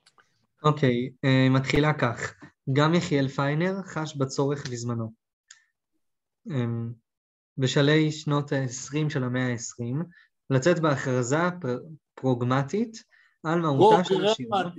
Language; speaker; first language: Hebrew; native; Hebrew